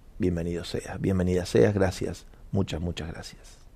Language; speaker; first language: Spanish; native; Spanish